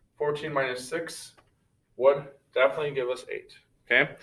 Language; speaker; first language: English; native; English